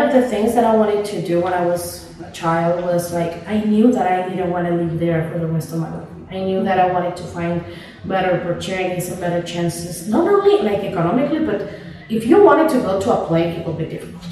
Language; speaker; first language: English; non-native, fluent; Spanish